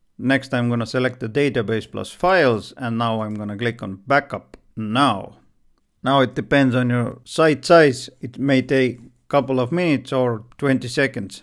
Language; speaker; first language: English; non-native, fluent; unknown